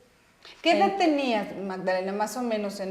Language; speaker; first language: Spanish; native; Spanish